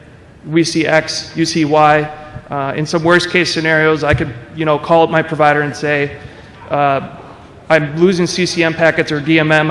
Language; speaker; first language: English; native; English